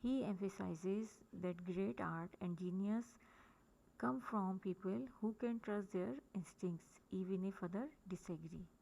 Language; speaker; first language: English; non-native, local second language; Urdu